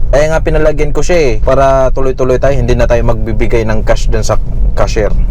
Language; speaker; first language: Filipino; native; Filipino